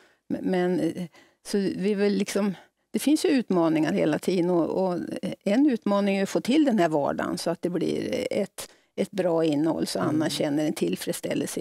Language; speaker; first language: Swedish; native; Swedish